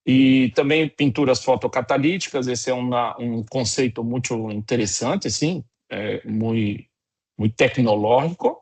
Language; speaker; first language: Portuguese; non-native, fluent; Spanish